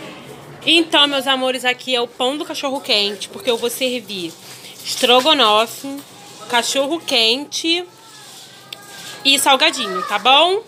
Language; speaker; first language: Portuguese; native; Portuguese